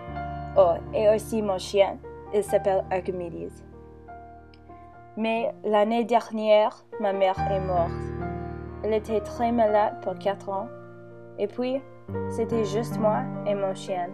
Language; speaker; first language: French; non-native, learner; English